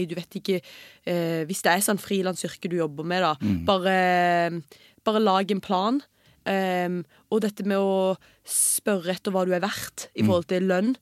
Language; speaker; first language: Norwegian; early bilingual, heritage; Norwegian